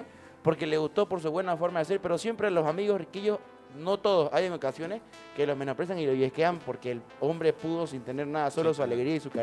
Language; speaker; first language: Spanish; native; Spanish